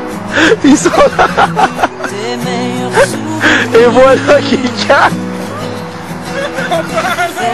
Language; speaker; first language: French; native; French